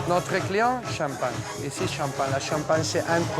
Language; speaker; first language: French; non-native, learner; Spanish